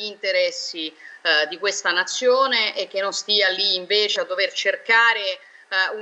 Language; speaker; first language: Italian; native; Italian